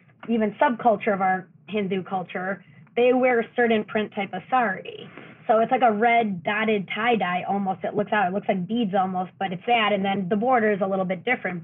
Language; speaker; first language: English; native; English